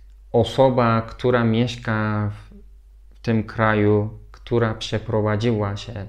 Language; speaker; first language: Polish; non-native, learner; Turkish